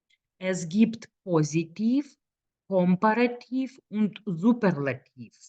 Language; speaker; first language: German; non-native, fluent; Lithuanian